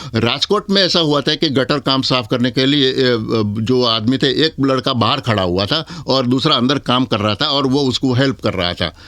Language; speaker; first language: Hindi; non-native, local second language; Gujarati